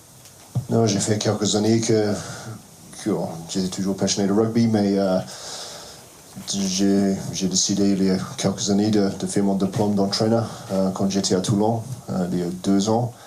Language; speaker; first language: French; non-native, fluent; English